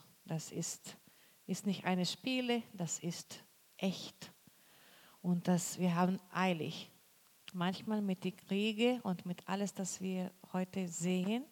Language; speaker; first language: German; non-native, learner; Portuguese